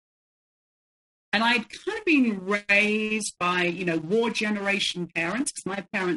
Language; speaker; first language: English; native; English